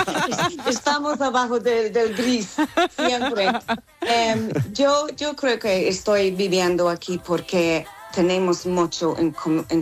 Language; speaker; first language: Spanish; non-native, fluent; English